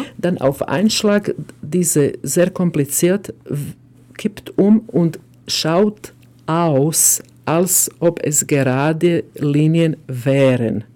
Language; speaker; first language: German; non-native, fluent; Croatian